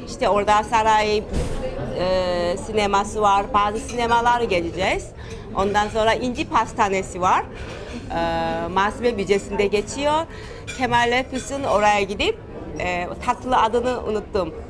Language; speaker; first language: Turkish; non-native, fluent; Korean